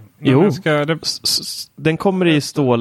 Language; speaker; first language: Swedish; native; Swedish